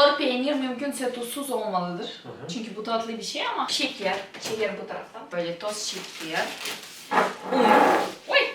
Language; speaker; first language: Turkish; non-native, fluent; Ukrainian